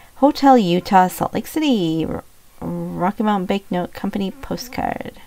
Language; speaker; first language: English; native; English